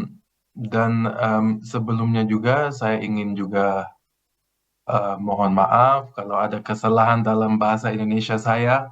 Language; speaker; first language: Indonesian; non-native, fluent; Greek